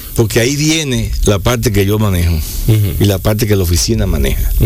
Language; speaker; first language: Spanish; native; Spanish